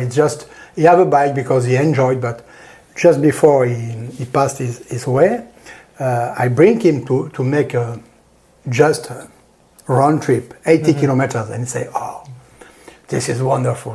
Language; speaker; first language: English; non-native, learner; French